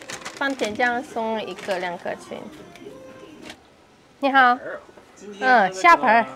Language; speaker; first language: Chinese; non-native, learner; Indonesian